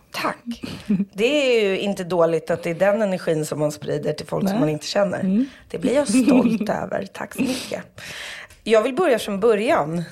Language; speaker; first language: Swedish; native; Swedish